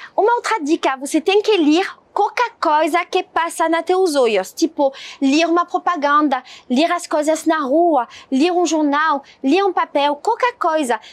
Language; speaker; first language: Portuguese; non-native, fluent; French